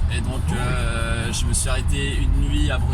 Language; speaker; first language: French; native; French